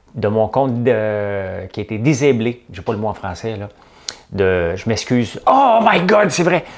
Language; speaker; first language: French; native; French